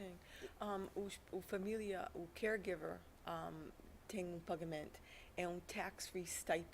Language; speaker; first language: Portuguese; early bilingual, heritage; English